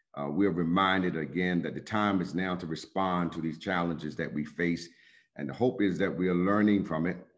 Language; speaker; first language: English; native; English